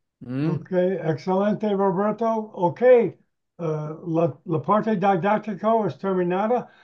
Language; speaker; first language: Spanish; non-native, learner; English